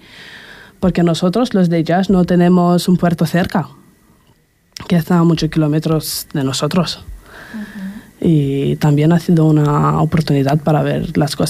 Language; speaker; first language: Spanish; non-native, fluent; Romanian